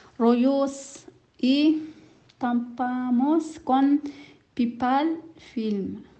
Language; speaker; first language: Spanish; non-native, learner; Kabyle